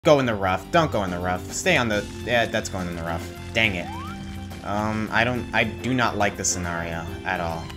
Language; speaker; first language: English; native; English